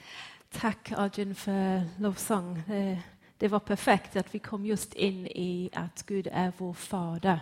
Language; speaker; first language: Swedish; non-native, fluent; English